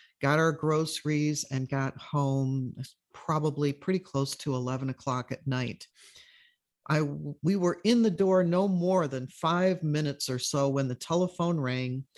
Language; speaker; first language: English; native; English